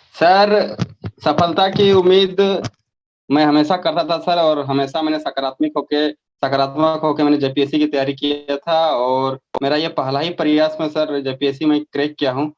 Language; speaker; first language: Hindi; non-native, local second language; Magahi